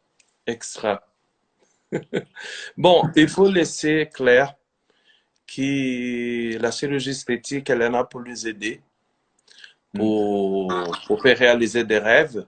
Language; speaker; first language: French; non-native, fluent; Portuguese